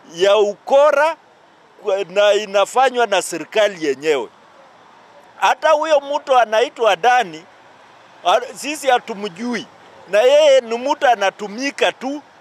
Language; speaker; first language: Swahili; non-native, local second language; Luo (Kenya and Tanzania)